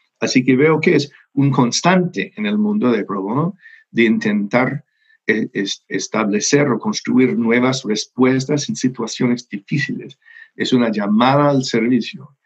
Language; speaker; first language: Spanish; non-native, fluent; English